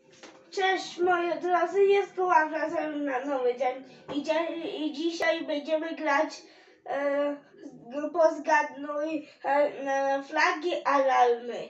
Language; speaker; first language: Polish; non-native, learner; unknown